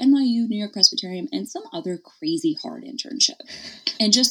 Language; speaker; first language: English; native; English